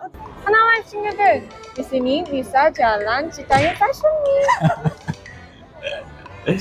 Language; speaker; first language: Indonesian; early bilingual, heritage; Indonesian